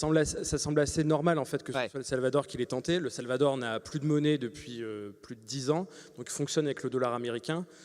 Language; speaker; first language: French; native; French